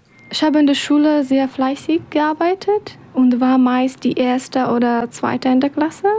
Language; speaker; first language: German; non-native, learner; Persian